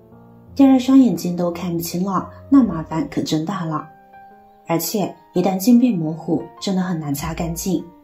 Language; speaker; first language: Chinese; native; Chinese